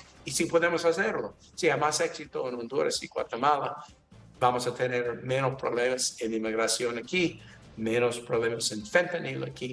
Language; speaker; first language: Spanish; non-native, learner; English